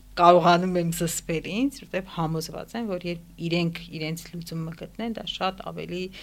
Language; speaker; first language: Armenian; native; Armenian